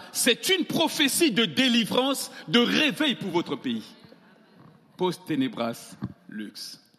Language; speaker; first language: French; non-native, local second language; Sango